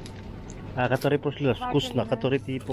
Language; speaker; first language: Russian; non-native, learner; Filipino